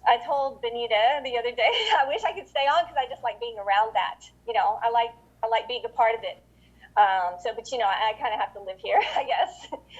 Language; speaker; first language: English; native; English